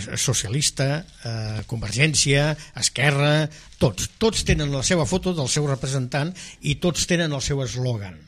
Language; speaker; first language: Catalan; non-native, local second language; Spanish